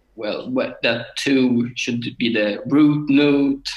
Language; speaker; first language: English; non-native, learner; Swedish